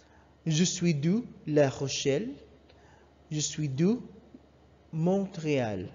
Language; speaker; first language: French; non-native, learner; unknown